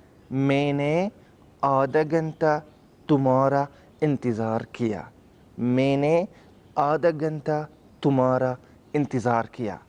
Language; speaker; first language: Hindi; non-native, learner; Arabic